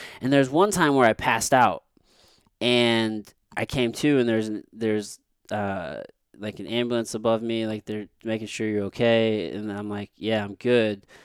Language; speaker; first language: English; native; English